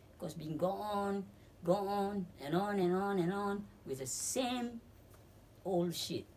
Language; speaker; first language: English; non-native, local second language; Malay